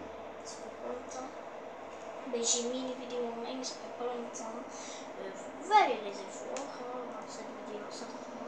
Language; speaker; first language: French; native; French